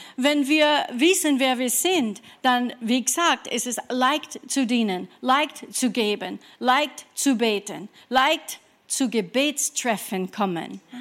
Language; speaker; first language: German; non-native, fluent; English